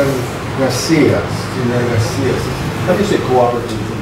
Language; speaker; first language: Greek; early bilingual, heritage; Greek